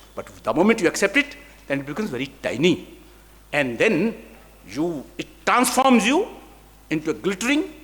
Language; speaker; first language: English; non-native, local second language; Hindi